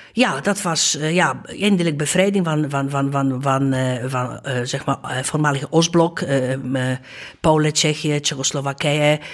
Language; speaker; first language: Dutch; non-native, fluent; Polish